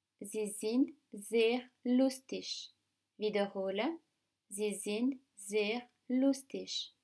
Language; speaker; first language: German; non-native, fluent; French